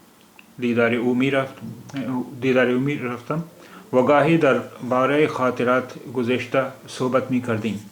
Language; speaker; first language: Persian; non-native, fluent; Urdu